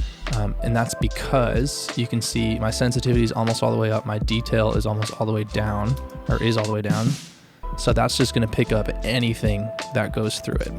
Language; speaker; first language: English; native; English